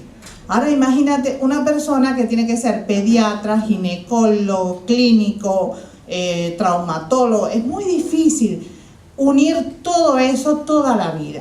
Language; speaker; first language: Spanish; native; Spanish